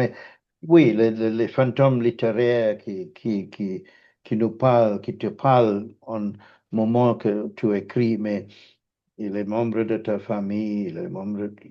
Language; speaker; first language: French; non-native, fluent; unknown